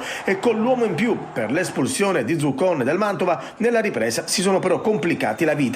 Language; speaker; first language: Italian; native; Italian